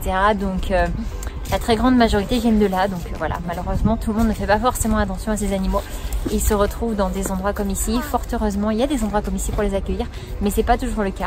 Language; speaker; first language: French; native; French